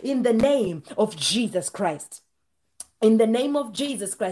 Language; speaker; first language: English; non-native, local second language; Swahili